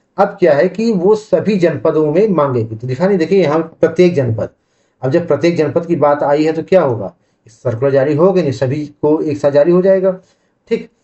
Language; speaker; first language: Hindi; native; Hindi